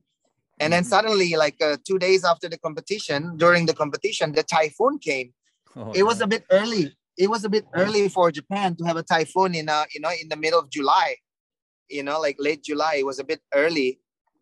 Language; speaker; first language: English; non-native, fluent; Indonesian